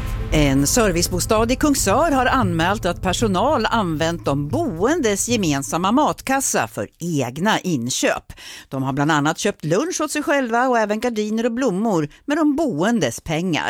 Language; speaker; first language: Swedish; native; Swedish